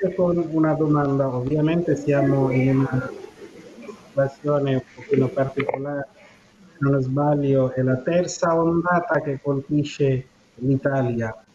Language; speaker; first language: Italian; non-native, fluent; Bangla